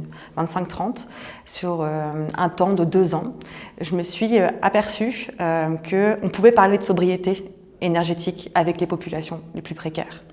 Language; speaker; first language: French; native; French